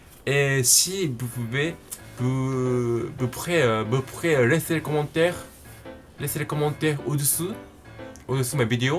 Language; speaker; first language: French; non-native, learner; Japanese